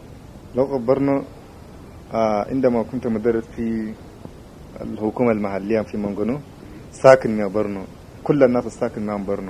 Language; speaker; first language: Arabic; native; Arabic